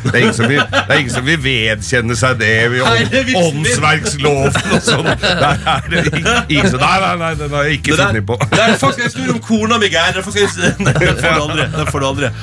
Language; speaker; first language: Norwegian; native; Norwegian